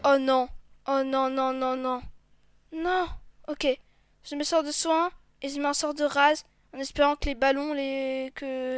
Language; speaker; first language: French; native; French